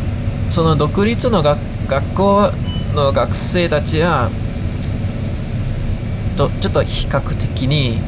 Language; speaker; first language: Japanese; non-native, fluent; English